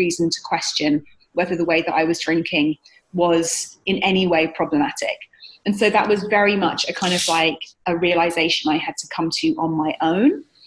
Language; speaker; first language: English; native; English